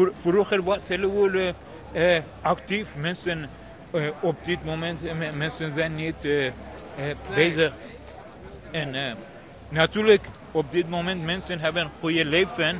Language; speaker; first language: Dutch; non-native, learner; Persian